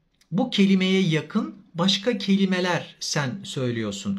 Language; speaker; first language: Turkish; native; Turkish